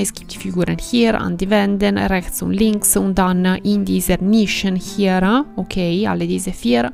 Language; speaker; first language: German; non-native, fluent; Italian